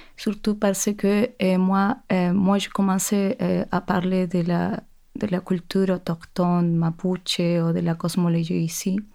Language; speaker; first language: French; non-native, fluent; Spanish